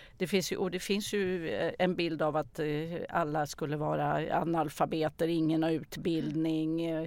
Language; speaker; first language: Swedish; native; Swedish